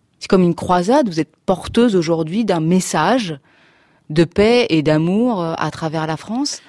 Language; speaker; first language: French; native; French